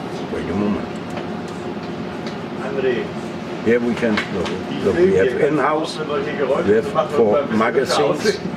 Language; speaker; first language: English; non-native, learner; German